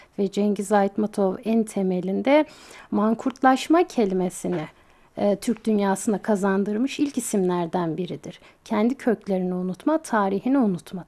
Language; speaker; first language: Turkish; native; Turkish